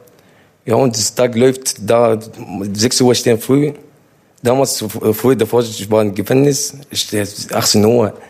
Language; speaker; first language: German; non-native, learner; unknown